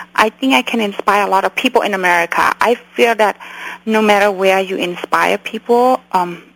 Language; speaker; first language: English; early bilingual, other home language; Khmer